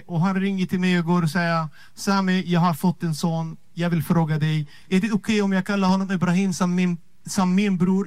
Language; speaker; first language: Swedish; non-native, fluent; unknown